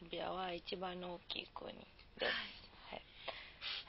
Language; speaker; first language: Japanese; non-native, learner; Serbian